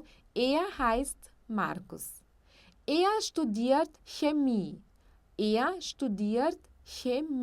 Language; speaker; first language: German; non-native, fluent; Portuguese